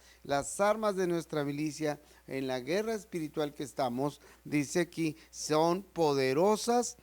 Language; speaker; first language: Spanish; native; Spanish